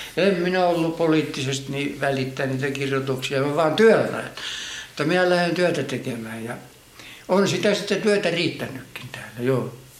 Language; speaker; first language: Finnish; native; Finnish